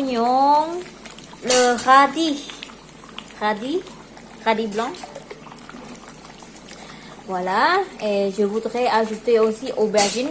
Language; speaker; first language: French; non-native, local second language; Khmer